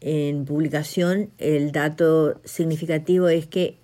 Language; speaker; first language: Spanish; native; Spanish